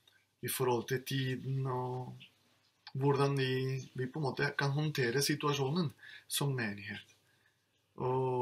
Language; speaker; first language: Norwegian; non-native, fluent; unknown